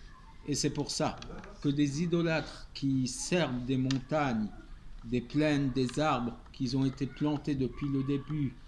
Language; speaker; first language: French; native; French